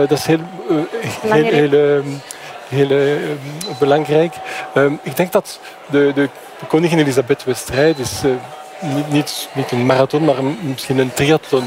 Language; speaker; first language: Dutch; non-native, fluent; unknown